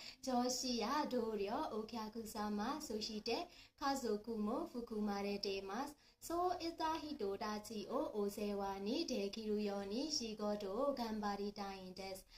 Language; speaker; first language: Japanese; non-native, learner; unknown